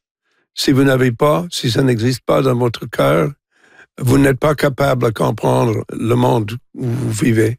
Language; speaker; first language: French; non-native, local second language; English